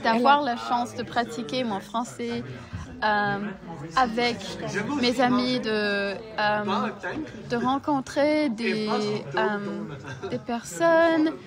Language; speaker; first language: French; non-native, learner; English